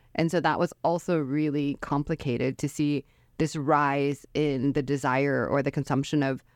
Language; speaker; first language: English; native; English